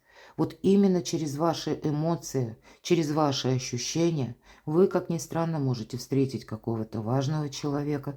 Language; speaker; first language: Russian; native; Russian